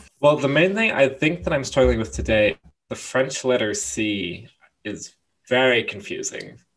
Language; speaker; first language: English; native; English